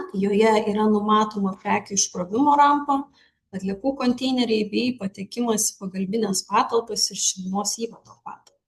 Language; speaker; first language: Lithuanian; native; Lithuanian